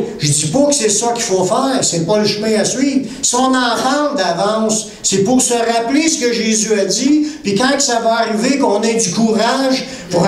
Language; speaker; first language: French; native; French